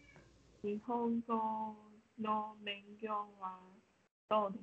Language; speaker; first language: Japanese; non-native, learner; Chinese